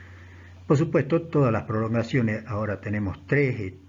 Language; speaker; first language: Spanish; native; Spanish